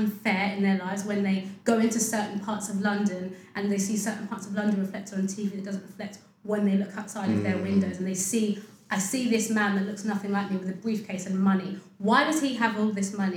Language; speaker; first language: English; native; English